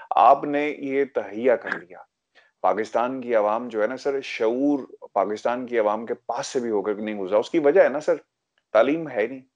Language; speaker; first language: Urdu; non-native, local second language; Punjabi